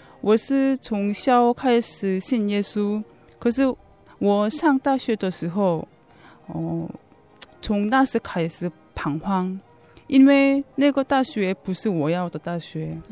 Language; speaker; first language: Chinese; non-native, fluent; Korean